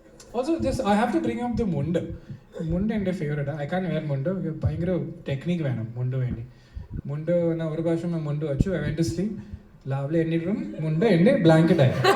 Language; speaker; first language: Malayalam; non-native, learner; English